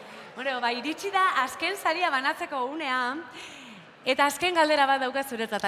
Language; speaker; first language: Basque; native; Basque